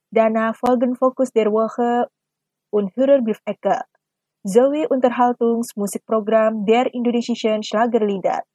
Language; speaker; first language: German; non-native, fluent; Indonesian